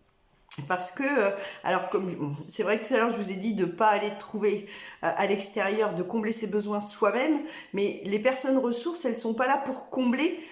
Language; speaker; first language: French; native; French